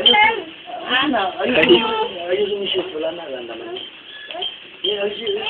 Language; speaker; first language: Filipino; native; Filipino